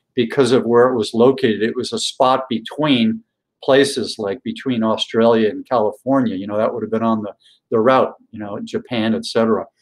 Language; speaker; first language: English; native; English